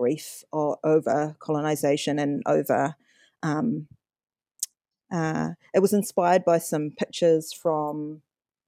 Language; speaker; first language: English; native; English